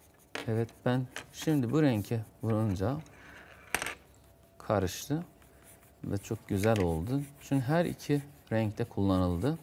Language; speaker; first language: Turkish; non-native, fluent; Azerbaijani